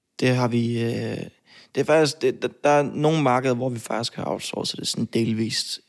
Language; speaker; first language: Danish; native; Danish